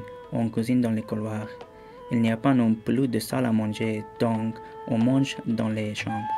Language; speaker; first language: French; non-native, learner; Persian